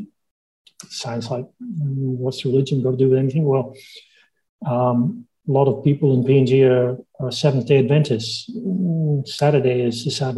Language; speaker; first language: English; native; English